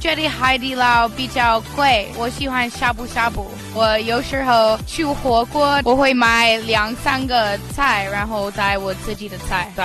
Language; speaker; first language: Chinese; non-native, fluent; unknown